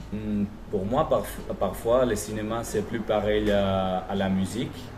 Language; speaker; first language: French; non-native, fluent; Spanish